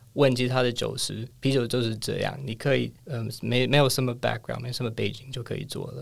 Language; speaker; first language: Chinese; non-native, fluent; English